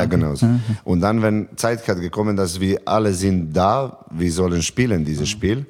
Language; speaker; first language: German; non-native, fluent; Serbian